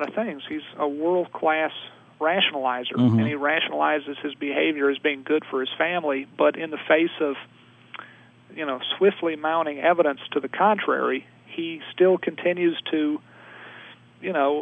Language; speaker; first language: English; native; English